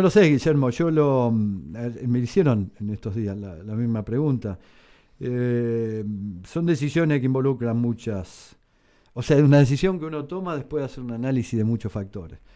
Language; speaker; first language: Spanish; native; Spanish